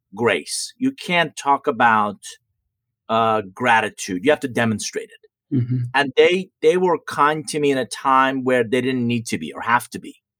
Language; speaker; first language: English; early bilingual, other home language; Persian